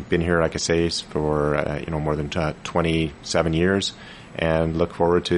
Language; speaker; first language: English; native; English